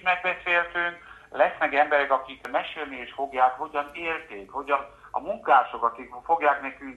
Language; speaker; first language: Hungarian; early bilingual, heritage; Hungarian